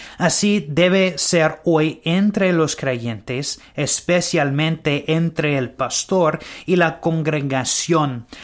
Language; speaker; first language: Spanish; non-native, learner; English